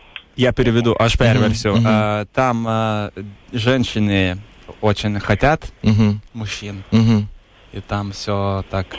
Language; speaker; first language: Russian; non-native, local second language; Lithuanian